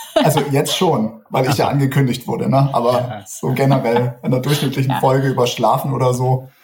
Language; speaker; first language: German; native; German